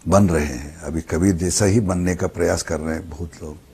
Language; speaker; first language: Hindi; non-native, local second language; Telugu